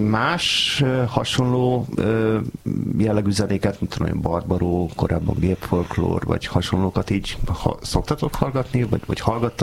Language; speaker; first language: Hungarian; native; Hungarian